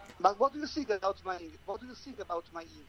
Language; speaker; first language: English; non-native, learner; Italian